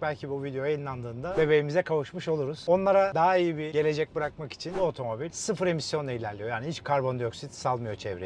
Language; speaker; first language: Turkish; native; Turkish